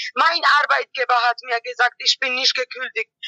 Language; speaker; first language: German; non-native, learner; Georgian